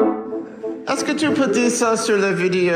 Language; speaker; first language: French; non-native, learner; English